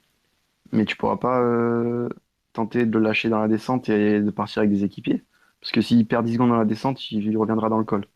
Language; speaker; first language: French; native; French